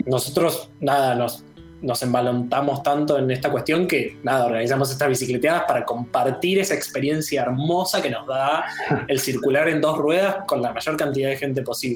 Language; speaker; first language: Spanish; native; Spanish